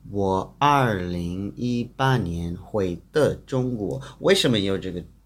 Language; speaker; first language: Chinese; non-native, fluent; English